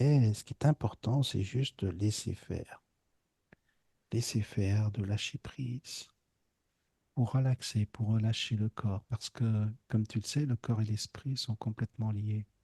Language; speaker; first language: French; native; French